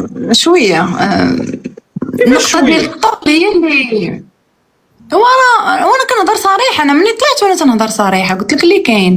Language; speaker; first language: Arabic; native; Arabic